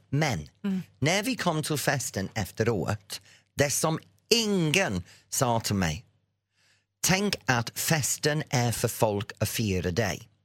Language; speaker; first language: Swedish; non-native, fluent; English